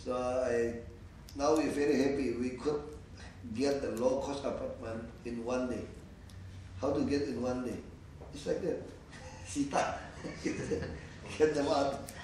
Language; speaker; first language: English; non-native, learner; Indonesian